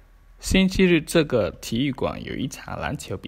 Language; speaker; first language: Chinese; non-native, fluent; Khmer